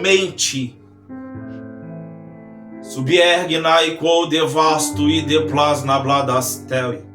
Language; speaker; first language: Portuguese; native; Portuguese